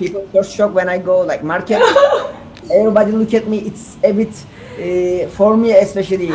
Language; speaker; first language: English; non-native, learner; Turkish